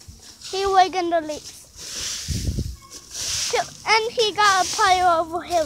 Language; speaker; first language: English; native; English